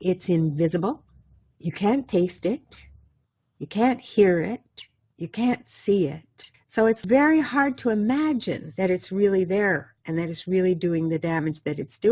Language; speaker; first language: English; native; English